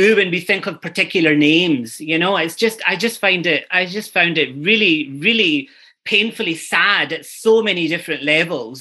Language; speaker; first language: English; native; English